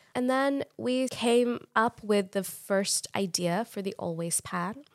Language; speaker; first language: English; non-native, local second language; Urdu